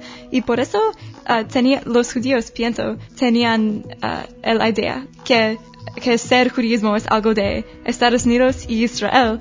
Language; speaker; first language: Spanish; non-native, learner; English